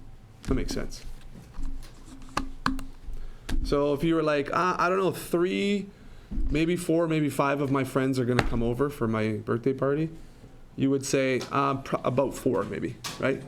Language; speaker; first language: English; native; English